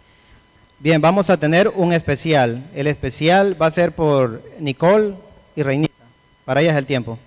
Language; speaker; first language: Spanish; native; Spanish